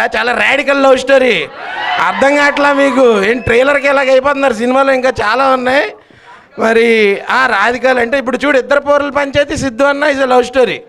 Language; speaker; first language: Telugu; native; Telugu